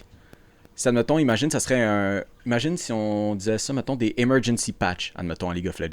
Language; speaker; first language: French; native; French